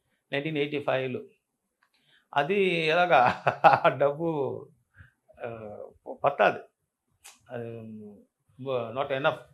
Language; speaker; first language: Telugu; non-native, learner; Tamil